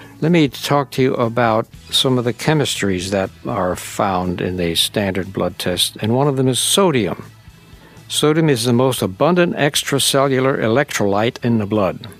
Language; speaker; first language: English; native; English